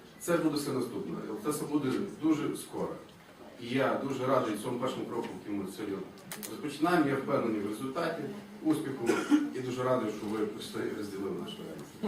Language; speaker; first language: Ukrainian; native; Ukrainian